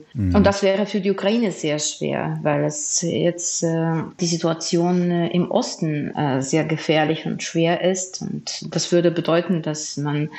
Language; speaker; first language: German; non-native, fluent; Ukrainian